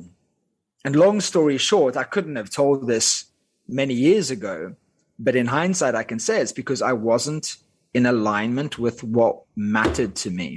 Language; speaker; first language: English; non-native, local second language; Afrikaans